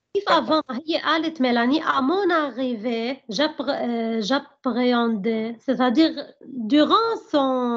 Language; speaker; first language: French; non-native, learner; Arabic